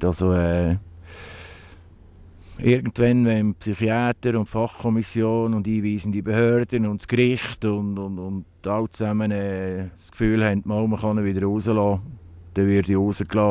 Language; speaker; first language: German; native; German